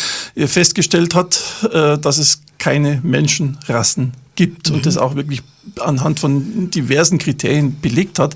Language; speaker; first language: German; native; German